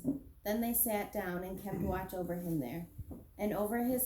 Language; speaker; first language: English; native; English